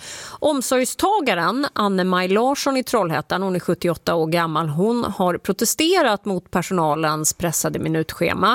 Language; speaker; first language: Swedish; native; Swedish